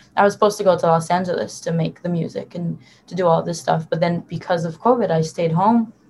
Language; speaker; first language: English; early bilingual, other home language; Hebrew